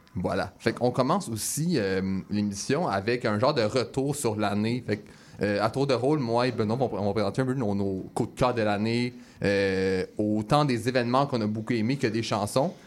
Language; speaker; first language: French; native; French